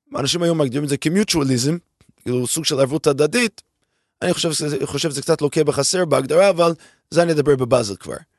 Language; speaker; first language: Hebrew; non-native, fluent; English